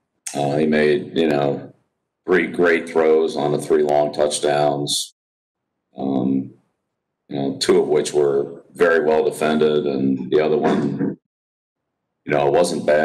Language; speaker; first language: English; native; English